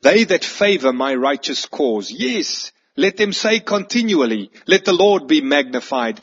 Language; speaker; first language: English; non-native, local second language; Afrikaans